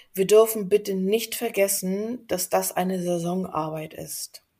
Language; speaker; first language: German; non-native, fluent; Bulgarian